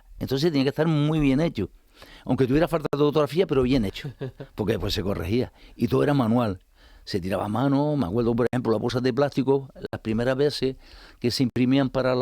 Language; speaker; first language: Spanish; native; Spanish